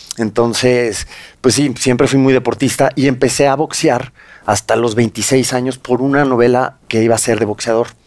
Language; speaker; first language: Spanish; native; Spanish